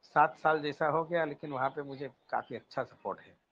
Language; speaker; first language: Hindi; non-native, local second language; Gujarati